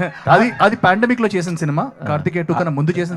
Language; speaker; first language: Telugu; native; Telugu